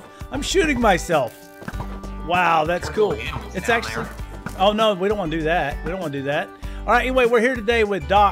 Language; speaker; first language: English; native; English